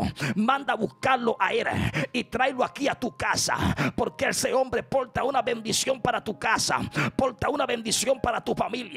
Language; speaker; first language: Spanish; native; Spanish